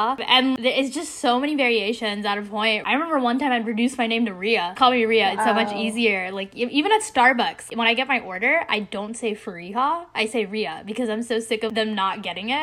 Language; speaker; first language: English; early bilingual, other home language; Bangla